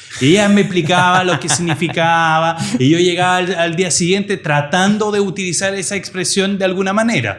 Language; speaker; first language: Spanish; non-native, fluent; French